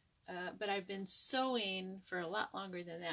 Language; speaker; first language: English; native; English